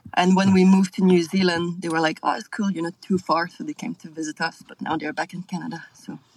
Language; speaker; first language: English; non-native, fluent; French